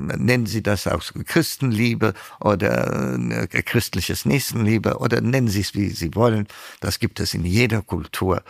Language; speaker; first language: German; non-native, fluent; Amharic